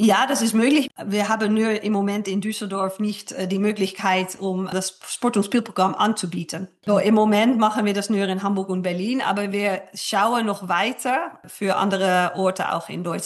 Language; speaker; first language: German; non-native, fluent; Dutch